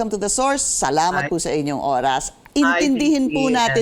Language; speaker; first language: Filipino; native; Filipino